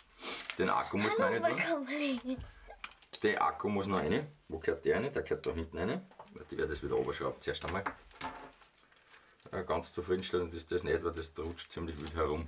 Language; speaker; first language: German; native; German